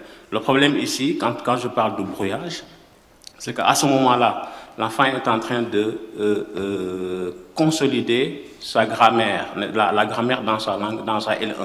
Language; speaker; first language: French; non-native, local second language; Wolof